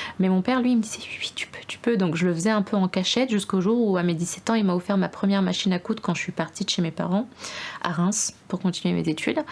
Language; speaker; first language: French; early bilingual, other home language; Russian